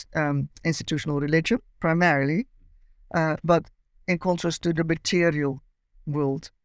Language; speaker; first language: English; non-native, fluent; Dutch